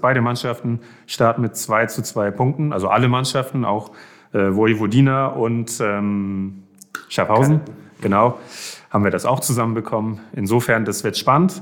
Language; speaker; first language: German; native; German